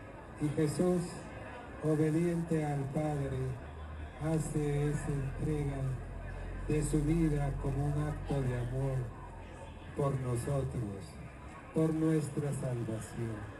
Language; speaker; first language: Spanish; native; Spanish